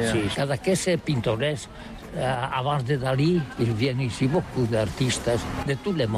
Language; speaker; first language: French; non-native, learner; Catalan